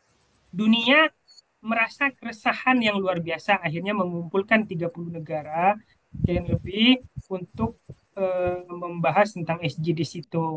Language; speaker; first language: Indonesian; native; Indonesian